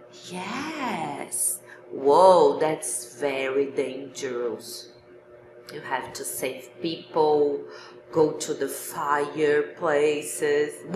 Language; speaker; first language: English; non-native, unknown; Portuguese